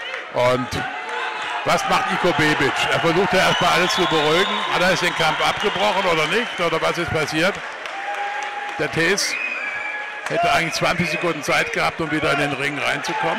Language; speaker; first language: German; native; German